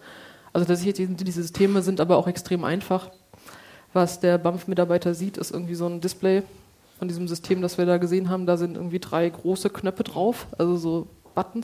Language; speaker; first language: German; native; German